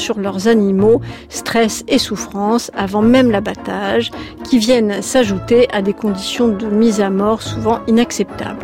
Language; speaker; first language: French; native; French